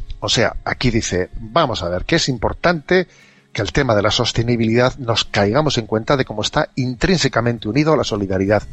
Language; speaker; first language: Spanish; native; Spanish